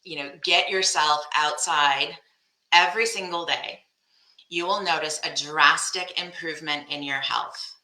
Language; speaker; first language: English; native; English